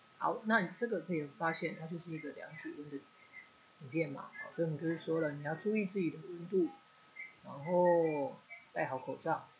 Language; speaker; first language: Chinese; native; Chinese